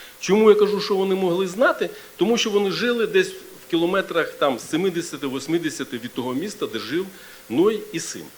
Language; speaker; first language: Ukrainian; non-native, local second language; Russian